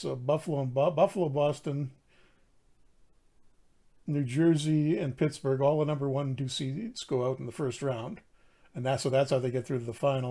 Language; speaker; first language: English; native; English